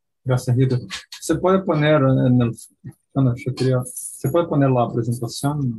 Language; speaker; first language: Spanish; non-native, fluent; Portuguese